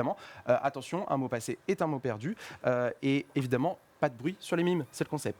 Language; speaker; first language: French; native; French